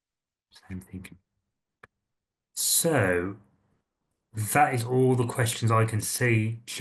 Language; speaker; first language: English; native; English